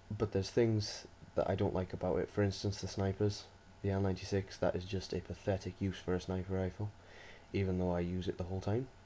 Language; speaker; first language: English; native; English